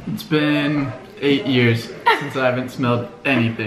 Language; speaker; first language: English; native; English